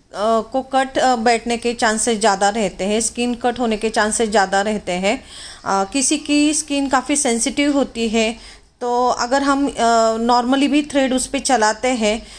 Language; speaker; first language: Hindi; non-native, local second language; Marathi